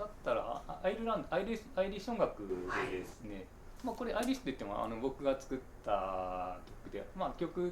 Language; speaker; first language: Japanese; native; Japanese